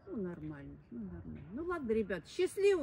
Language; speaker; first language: Russian; native; Russian